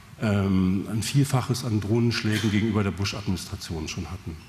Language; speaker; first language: German; native; German